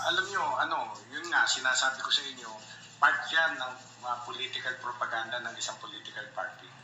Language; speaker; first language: Filipino; native; Filipino